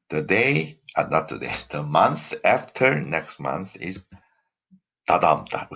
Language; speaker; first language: English; non-native, fluent; Korean